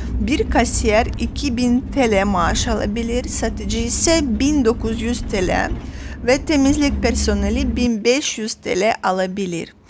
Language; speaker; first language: Turkish; non-native, fluent; Russian